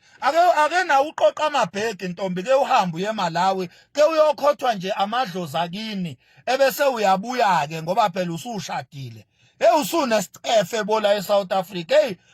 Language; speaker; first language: Zulu; native; Zulu